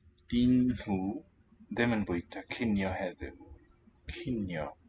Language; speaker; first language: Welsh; non-native, learner; English